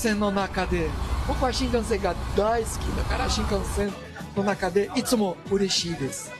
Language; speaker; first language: Japanese; non-native, learner; Portuguese